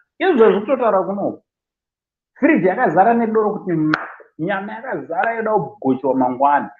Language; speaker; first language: Shona; native; Shona